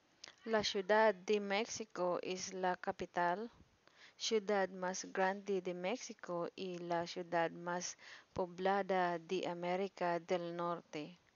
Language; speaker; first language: Spanish; non-native, learner; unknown